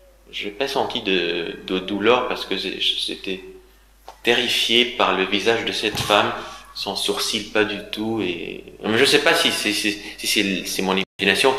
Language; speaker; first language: French; non-native, fluent; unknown